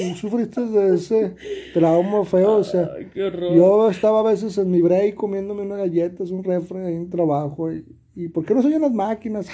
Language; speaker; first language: Spanish; native; Spanish